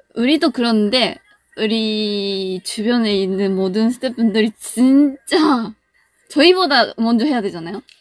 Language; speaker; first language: Korean; non-native, fluent; Japanese